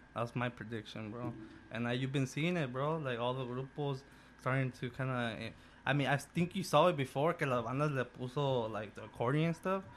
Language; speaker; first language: English; early bilingual, other home language; Spanish